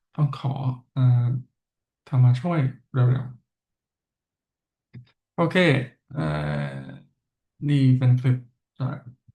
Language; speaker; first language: Thai; non-native, learner; English